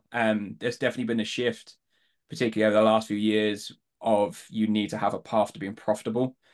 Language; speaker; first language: English; native; English